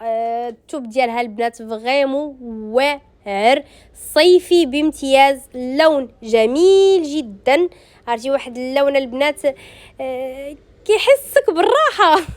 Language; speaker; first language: Arabic; native; Arabic